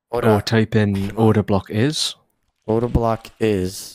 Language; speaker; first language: English; native; English